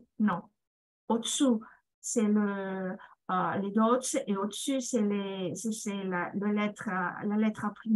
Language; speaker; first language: French; non-native, fluent; Greek